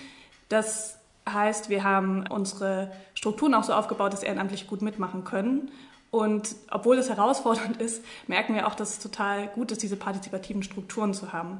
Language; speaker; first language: German; native; German